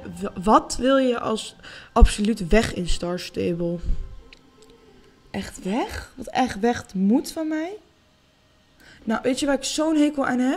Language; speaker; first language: Dutch; native; Dutch